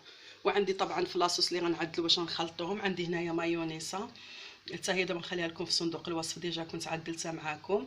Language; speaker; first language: Arabic; native; Arabic